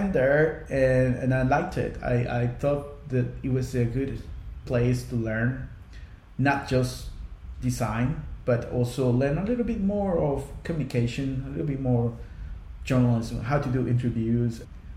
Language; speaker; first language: English; non-native, fluent; Spanish